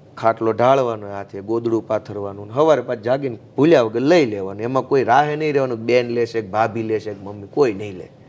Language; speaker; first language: Gujarati; native; Gujarati